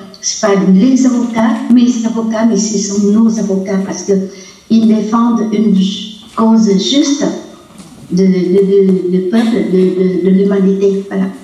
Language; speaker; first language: French; non-native, local second language; Vietnamese